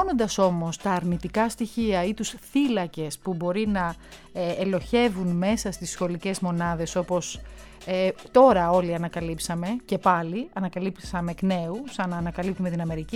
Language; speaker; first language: Greek; native; Greek